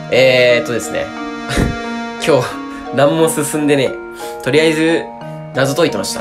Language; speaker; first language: Japanese; native; Japanese